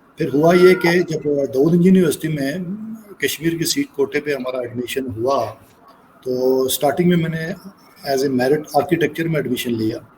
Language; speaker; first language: Urdu; non-native, local second language; Punjabi